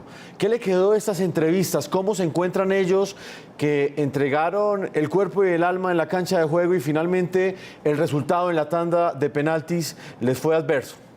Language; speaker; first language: Spanish; native; Spanish